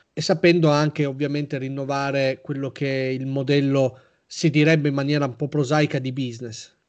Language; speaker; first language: Italian; native; Italian